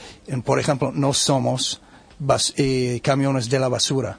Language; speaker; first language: Spanish; non-native, learner; English